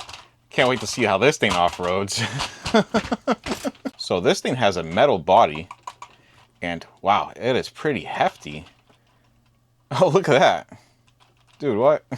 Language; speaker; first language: English; native; English